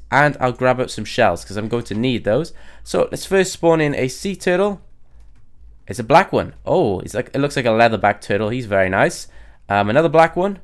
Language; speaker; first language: English; native; English